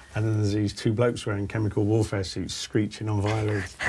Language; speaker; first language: English; native; English